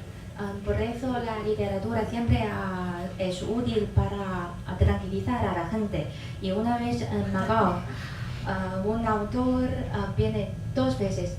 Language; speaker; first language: Spanish; non-native, fluent; Chinese